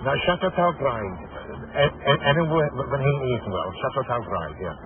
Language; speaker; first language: Welsh; non-native, learner; English